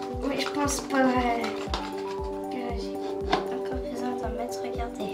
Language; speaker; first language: French; native; French